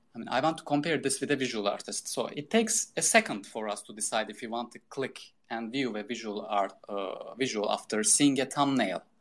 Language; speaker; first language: English; non-native, fluent; Turkish